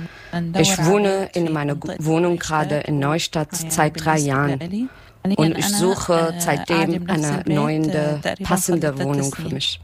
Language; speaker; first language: German; non-native, learner; Arabic